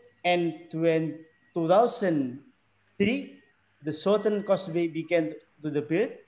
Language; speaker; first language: English; non-native, learner; Indonesian